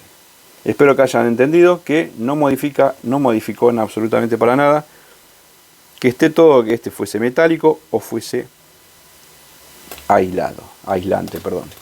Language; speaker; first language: Spanish; native; Spanish